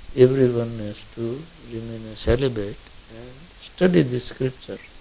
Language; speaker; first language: English; non-native, local second language; Gujarati